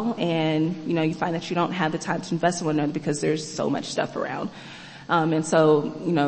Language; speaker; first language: English; native; English